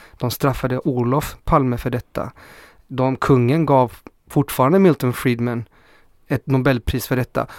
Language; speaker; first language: Swedish; early bilingual, other home language; Spanish